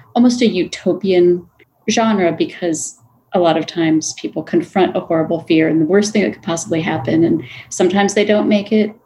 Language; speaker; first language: English; native; English